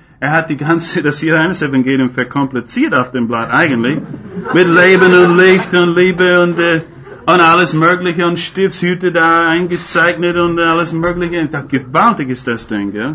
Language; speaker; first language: German; non-native, fluent; English